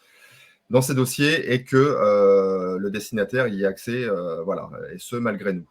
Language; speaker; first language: French; native; French